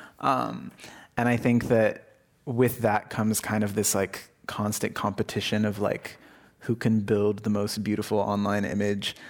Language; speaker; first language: English; early bilingual, other home language; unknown